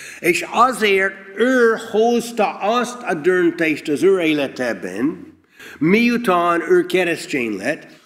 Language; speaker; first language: Hungarian; non-native, learner; English